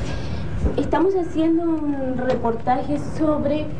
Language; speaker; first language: Spanish; native; Spanish